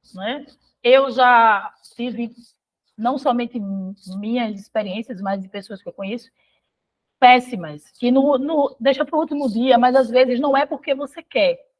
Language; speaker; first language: Portuguese; native; Portuguese